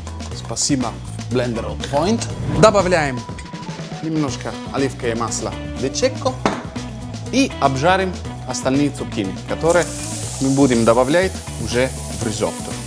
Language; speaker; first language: Russian; non-native, fluent; Italian